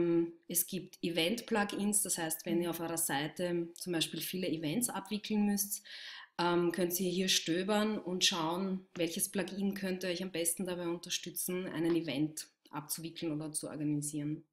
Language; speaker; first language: German; native; German